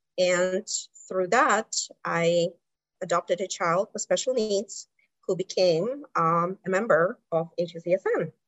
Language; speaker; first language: English; non-native, fluent; Russian